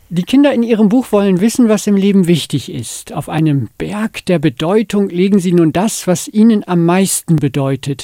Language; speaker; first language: German; native; German